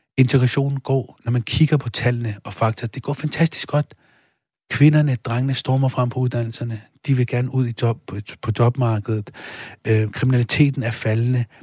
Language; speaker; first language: Danish; early bilingual, other home language; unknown